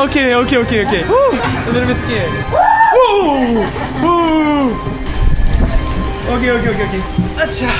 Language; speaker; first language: English; non-native, learner; Korean